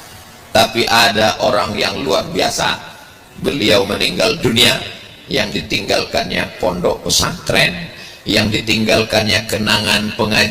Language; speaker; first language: Indonesian; native; Indonesian